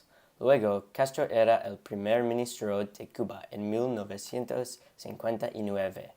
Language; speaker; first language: Spanish; non-native, learner; English